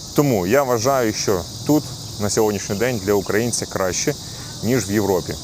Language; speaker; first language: Ukrainian; non-native, local second language; Russian